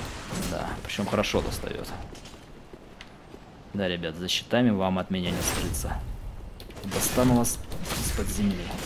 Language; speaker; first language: Russian; native; Russian